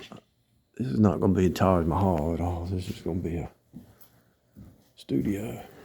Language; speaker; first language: English; native; English